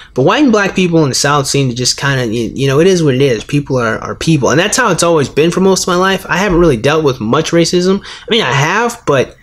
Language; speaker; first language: English; native; English